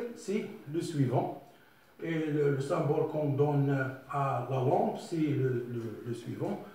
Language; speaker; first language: French; non-native, local second language; Arabic